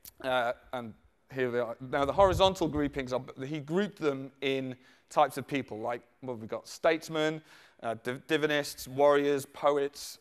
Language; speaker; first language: English; native; English